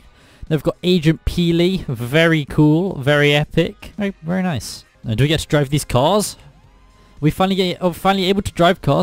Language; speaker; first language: English; native; English